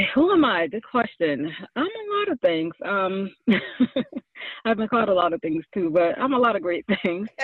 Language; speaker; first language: English; native; English